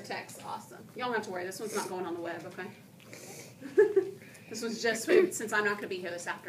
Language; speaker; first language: English; native; English